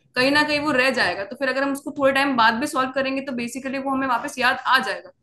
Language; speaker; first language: Hindi; native; Hindi